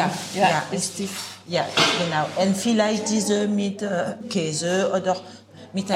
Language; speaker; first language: German; non-native, learner; French